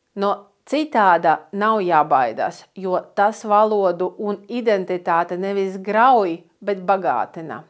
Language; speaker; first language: Latvian; non-native, local second language; Russian